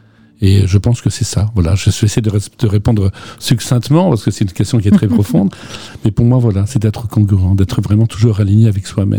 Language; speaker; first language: French; native; French